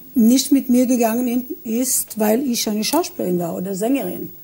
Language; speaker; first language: German; non-native, fluent; Hebrew